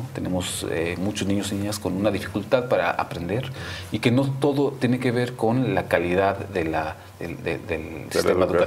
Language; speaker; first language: Spanish; native; Spanish